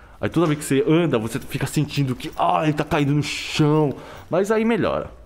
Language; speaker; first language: Portuguese; non-native, fluent; Korean